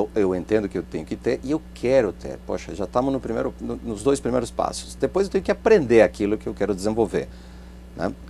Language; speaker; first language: Portuguese; non-native, fluent; Spanish